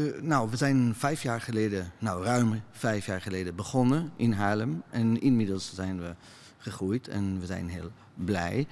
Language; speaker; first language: Dutch; non-native, fluent; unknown